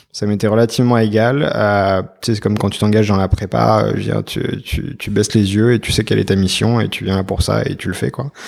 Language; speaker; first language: French; native; French